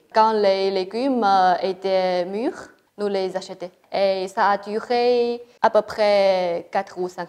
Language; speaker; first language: French; non-native, fluent; Chinese